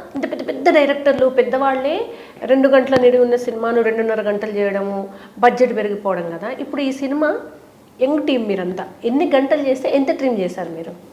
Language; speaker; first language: Telugu; native; Telugu